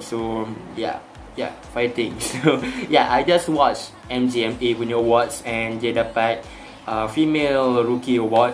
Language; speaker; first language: English; non-native, local second language; Malay